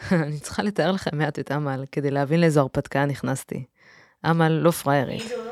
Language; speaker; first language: Hebrew; native; Hebrew